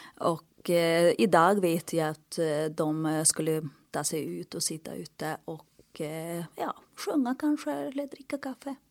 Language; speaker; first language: Swedish; non-native, fluent; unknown